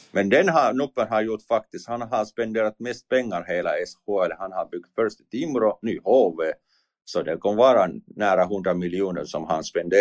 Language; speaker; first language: Swedish; non-native, learner; Finnish